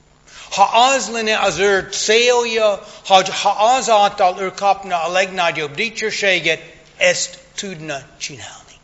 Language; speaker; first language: Hungarian; non-native, fluent; English